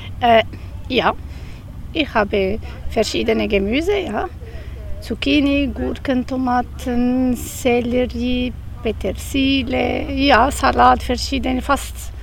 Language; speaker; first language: German; non-native, learner; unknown